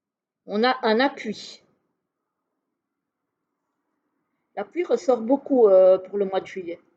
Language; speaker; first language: French; native; French